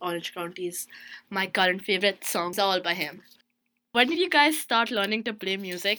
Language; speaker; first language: English; non-native, local second language; Hindi